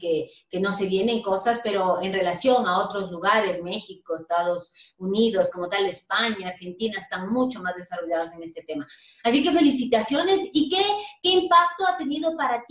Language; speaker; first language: Spanish; native; Spanish